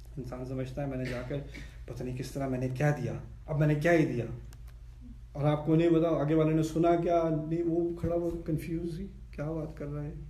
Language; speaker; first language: Urdu; early bilingual, heritage; Urdu